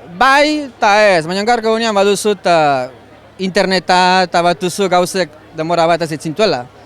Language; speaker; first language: Basque; native; Basque